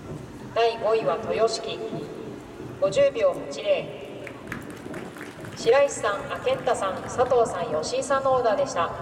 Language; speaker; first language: Japanese; native; Japanese